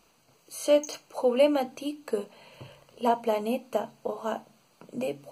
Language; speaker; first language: French; non-native, learner; Spanish